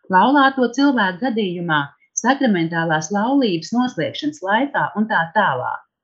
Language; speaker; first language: Latvian; native; Latvian